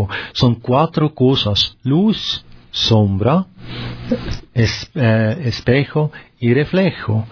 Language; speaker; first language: Spanish; non-native, learner; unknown